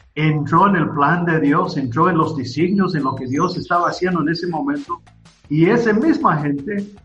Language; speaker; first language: Spanish; non-native, fluent; English